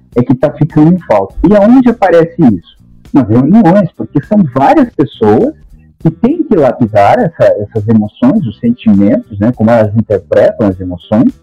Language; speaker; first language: Portuguese; native; Portuguese